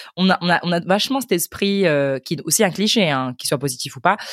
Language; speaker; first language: French; native; French